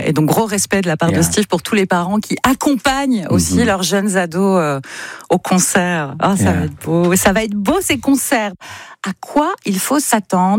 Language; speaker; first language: French; native; French